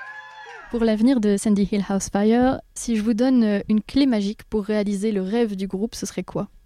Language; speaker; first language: French; native; French